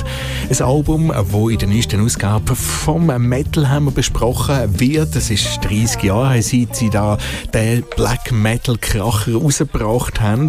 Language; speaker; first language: German; native; German